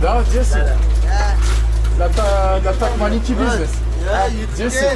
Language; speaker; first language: Russian; non-native, learner; French